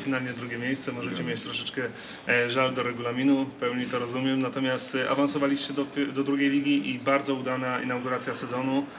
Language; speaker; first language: Polish; native; Polish